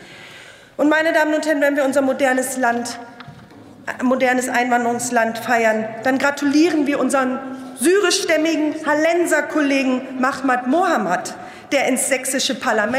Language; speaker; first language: German; early bilingual, other home language; Turkish